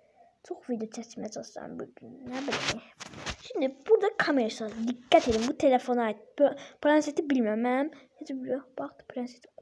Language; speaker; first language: Turkish; non-native, learner; Azerbaijani